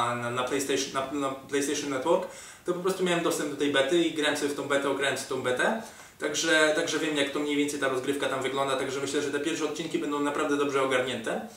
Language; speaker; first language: Polish; native; Polish